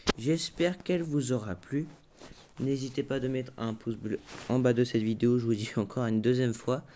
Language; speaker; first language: French; native; French